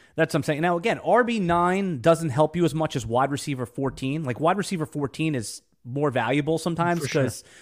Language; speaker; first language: English; native; English